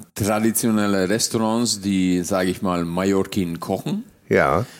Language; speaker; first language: German; early bilingual, other home language; Hungarian